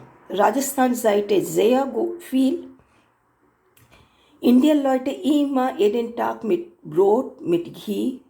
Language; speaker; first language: German; non-native, learner; Hindi